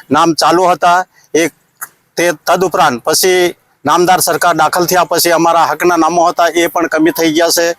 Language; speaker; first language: Gujarati; non-native, local second language; Bhili